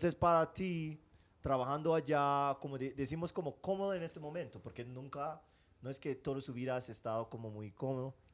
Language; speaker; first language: Spanish; non-native, fluent; English